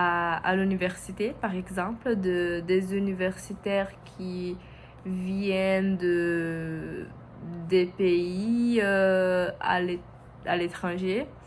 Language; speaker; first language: French; non-native, learner; Portuguese